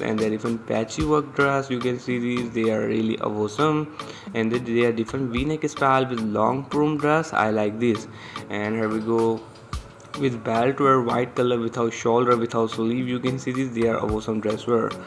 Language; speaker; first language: English; non-native, learner; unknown